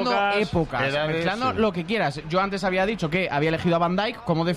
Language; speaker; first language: Spanish; native; Spanish